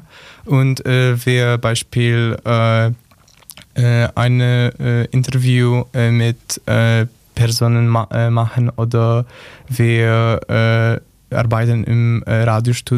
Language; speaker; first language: German; non-native, learner; Polish